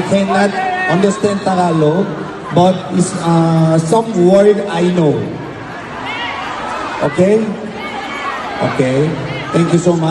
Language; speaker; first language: English; non-native, learner; Korean